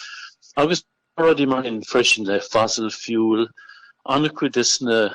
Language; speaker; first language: Irish; non-native, local second language; English